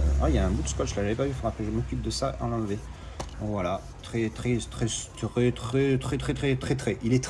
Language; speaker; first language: French; native; French